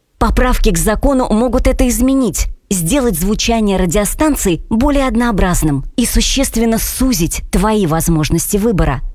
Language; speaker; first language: Russian; native; Russian